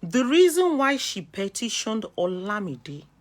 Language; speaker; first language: English; non-native, local second language; Yoruba